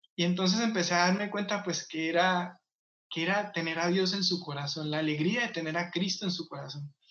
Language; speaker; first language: Spanish; native; Spanish